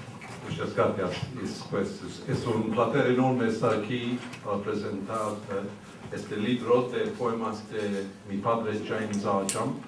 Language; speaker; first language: Spanish; early bilingual, heritage; English